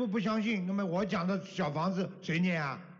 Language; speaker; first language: Chinese; native; Chinese